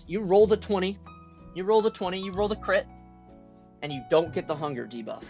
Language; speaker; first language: English; native; English